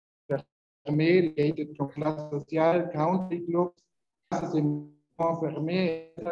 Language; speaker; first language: French; non-native, learner; Spanish